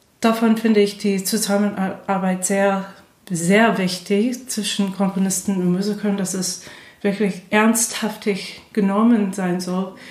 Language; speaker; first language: German; non-native, fluent; English